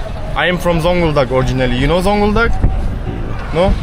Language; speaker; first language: English; non-native, learner; Turkish